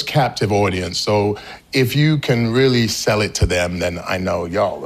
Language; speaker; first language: English; native; English